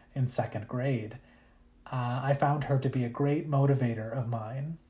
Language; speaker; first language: English; early bilingual, other home language; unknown